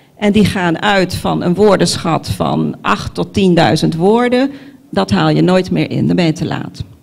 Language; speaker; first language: Dutch; non-native, local second language; Papiamento